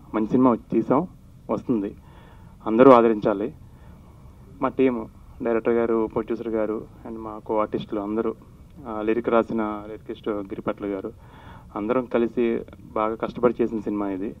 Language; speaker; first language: Telugu; native; Telugu